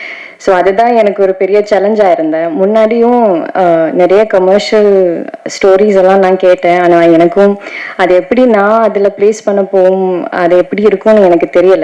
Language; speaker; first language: Tamil; non-native, learner; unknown